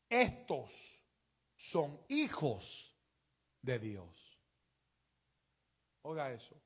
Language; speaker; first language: Spanish; native; Spanish